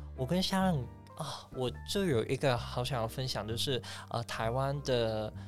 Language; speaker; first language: Chinese; non-native, fluent; Cantonese